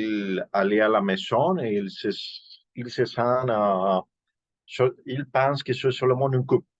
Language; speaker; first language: French; non-native, learner; Spanish